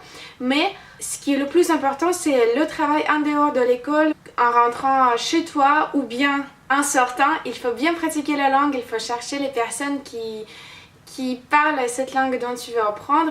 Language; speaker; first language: French; non-native, fluent; Russian